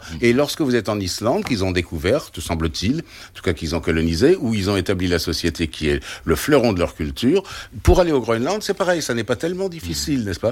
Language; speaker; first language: French; native; French